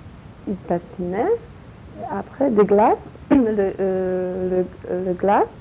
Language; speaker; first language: French; non-native, learner; Polish